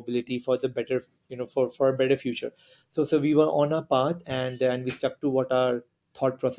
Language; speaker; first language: English; non-native, local second language; Hindi